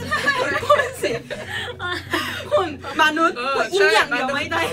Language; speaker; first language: Thai; non-native, learner; Korean